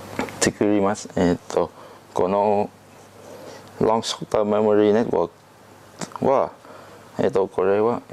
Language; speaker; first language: Japanese; non-native, learner; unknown